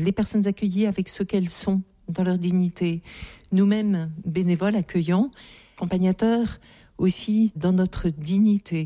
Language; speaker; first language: French; native; French